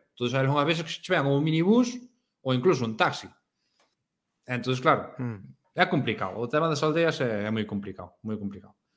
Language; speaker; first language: Galician; native; Galician